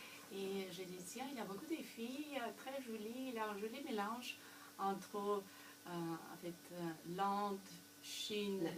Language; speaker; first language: French; non-native, fluent; Russian